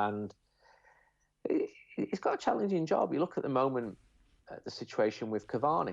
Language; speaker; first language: English; native; English